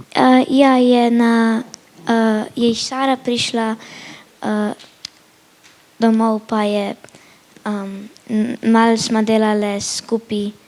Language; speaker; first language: Slovenian; early bilingual, heritage; Slovenian